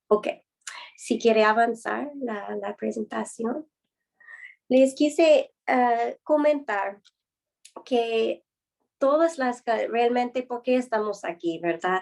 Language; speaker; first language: Spanish; non-native, fluent; English